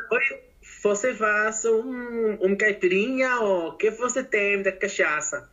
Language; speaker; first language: Portuguese; non-native, learner; Spanish